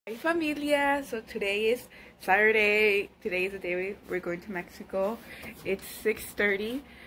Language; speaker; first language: English; early bilingual, other home language; Spanish